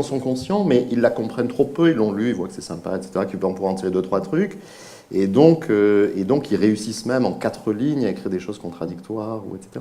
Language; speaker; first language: French; native; French